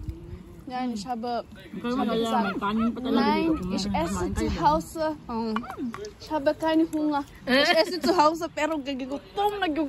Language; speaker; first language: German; non-native, learner; Cebuano